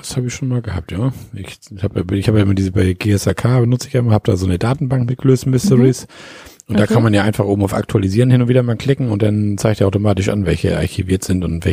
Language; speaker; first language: German; native; German